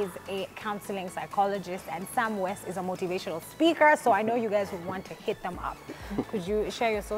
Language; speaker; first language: English; non-native, local second language; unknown